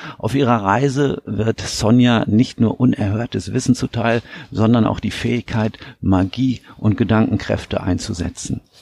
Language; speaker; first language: German; native; German